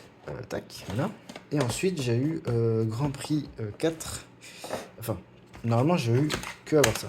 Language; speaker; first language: French; native; French